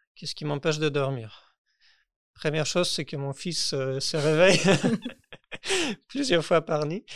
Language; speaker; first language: French; non-native, fluent; Polish